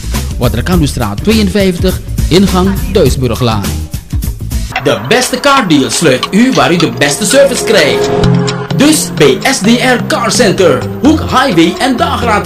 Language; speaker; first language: Dutch; native; Dutch